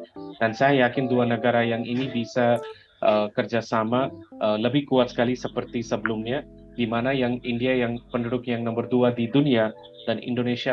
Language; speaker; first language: Indonesian; non-native, fluent; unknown